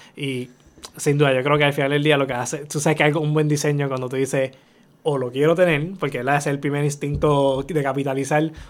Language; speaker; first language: Spanish; native; Spanish